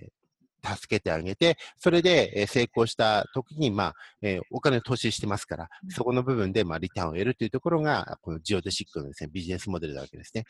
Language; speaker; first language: Japanese; native; Japanese